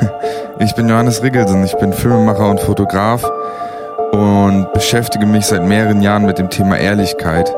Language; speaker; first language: German; native; German